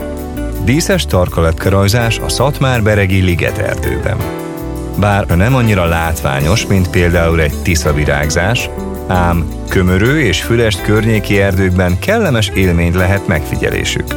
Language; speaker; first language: Hungarian; native; Hungarian